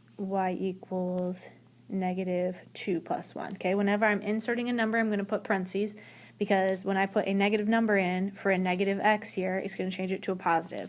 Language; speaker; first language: English; native; English